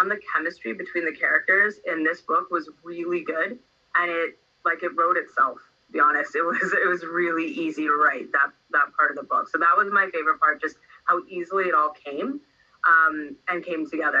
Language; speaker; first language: English; native; English